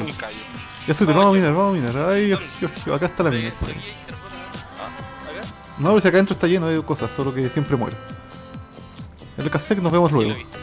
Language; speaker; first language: Spanish; native; Spanish